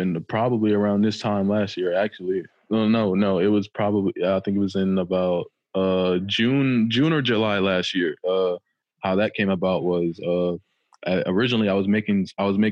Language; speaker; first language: English; native; English